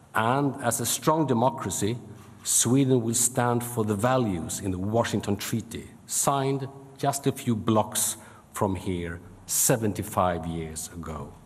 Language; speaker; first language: English; non-native, fluent; Swedish